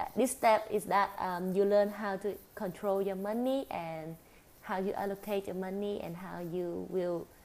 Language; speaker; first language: English; non-native, fluent; Vietnamese